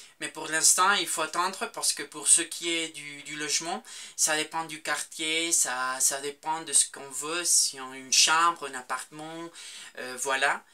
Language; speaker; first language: French; non-native, fluent; Spanish